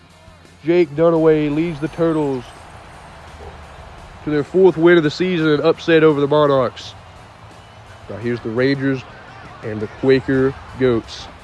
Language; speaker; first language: English; native; English